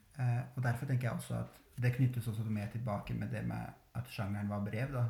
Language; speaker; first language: Norwegian; early bilingual, other home language; Albanian